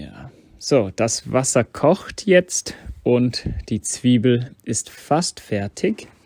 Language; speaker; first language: German; non-native, fluent; English